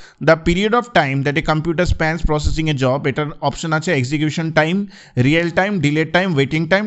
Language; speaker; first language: English; non-native, local second language; Bangla